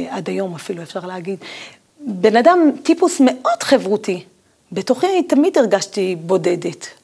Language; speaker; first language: Hebrew; native; Hebrew